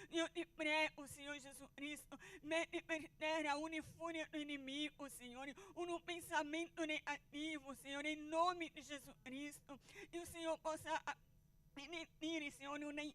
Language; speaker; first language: Italian; non-native, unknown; Portuguese